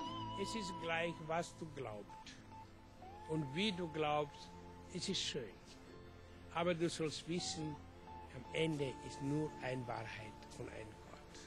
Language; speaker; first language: German; non-native, fluent; Hindi